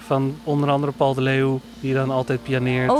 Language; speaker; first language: Dutch; native; Dutch